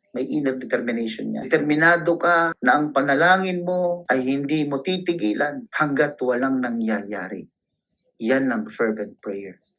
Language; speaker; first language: Filipino; non-native, local second language; Cebuano